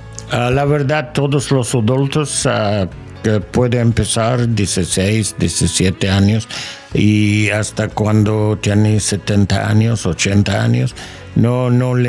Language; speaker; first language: Spanish; non-native, learner; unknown